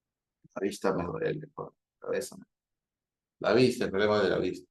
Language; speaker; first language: Spanish; native; Spanish